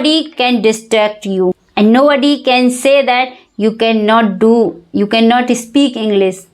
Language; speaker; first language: English; non-native, learner; Hindi